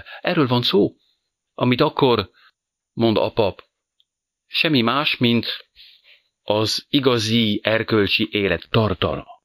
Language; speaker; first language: Hungarian; non-native, fluent; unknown